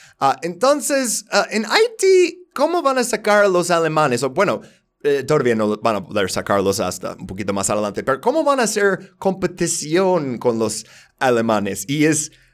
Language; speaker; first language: Spanish; non-native, fluent; English